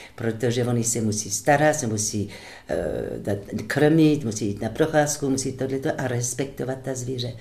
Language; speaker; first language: Czech; non-native, fluent; French